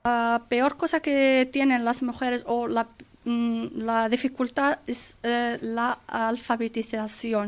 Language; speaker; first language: Spanish; non-native, fluent; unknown